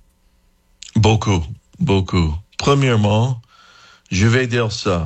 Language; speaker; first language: French; non-native, learner; English